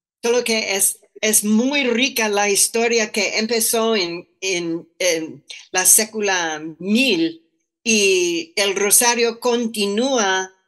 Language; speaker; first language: Spanish; non-native, fluent; English